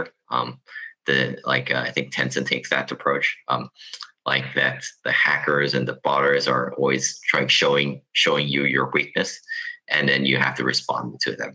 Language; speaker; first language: English; non-native, local second language; Cantonese